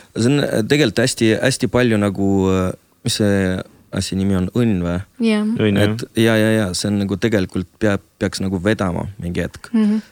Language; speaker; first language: Estonian; non-native, local second language; Russian